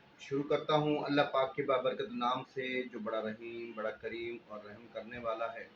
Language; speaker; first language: Urdu; non-native, local second language; Sindhi